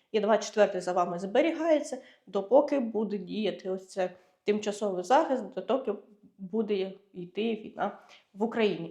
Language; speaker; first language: Ukrainian; native; Ukrainian